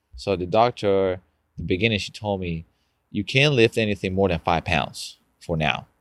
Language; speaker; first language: English; non-native, fluent; Spanish